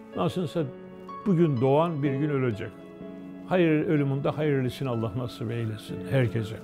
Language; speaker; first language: Turkish; native; Turkish